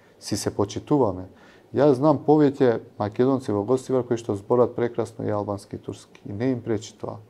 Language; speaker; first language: Macedonian; non-native, local second language; Albanian